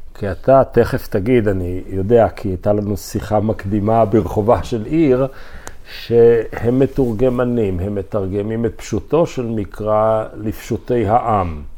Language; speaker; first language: Hebrew; native; Hebrew